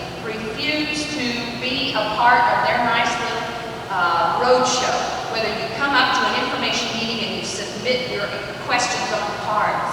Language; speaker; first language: English; native; English